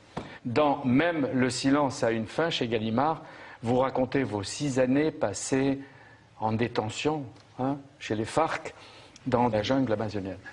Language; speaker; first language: French; native; French